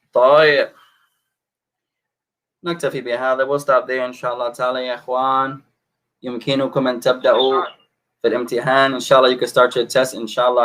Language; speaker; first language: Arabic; non-native, fluent; English